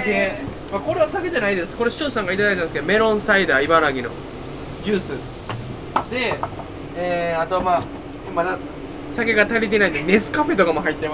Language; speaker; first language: Japanese; native; Japanese